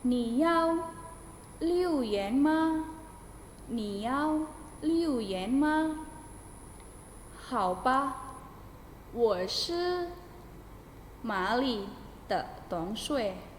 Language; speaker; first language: Chinese; non-native, fluent; Indonesian